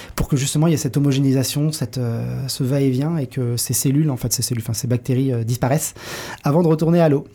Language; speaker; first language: French; native; French